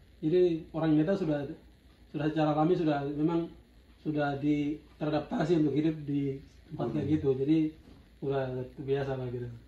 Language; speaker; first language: Indonesian; non-native, local second language; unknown